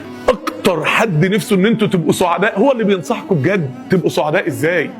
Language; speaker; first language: Arabic; native; Arabic